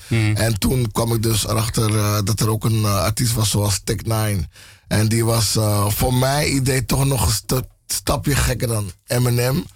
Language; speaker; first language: Dutch; early bilingual, other home language; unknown